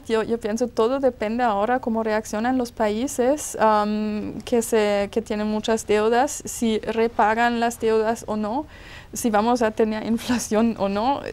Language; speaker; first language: Spanish; non-native, fluent; German